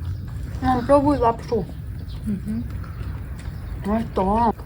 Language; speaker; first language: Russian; native; Russian